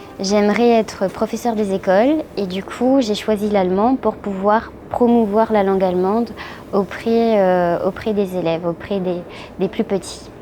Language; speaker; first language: French; native; French